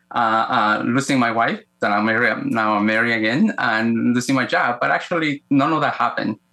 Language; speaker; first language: English; non-native, fluent; Spanish